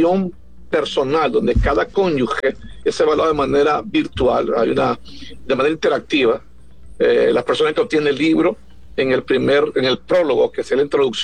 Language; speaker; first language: Spanish; native; Spanish